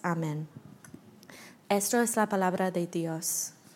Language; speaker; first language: Spanish; non-native, learner; English